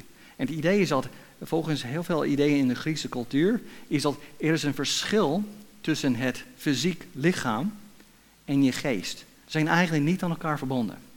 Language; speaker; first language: Dutch; non-native, fluent; English